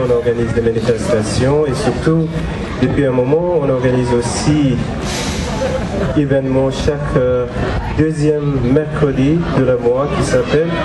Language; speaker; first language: French; non-native, fluent; Tibetan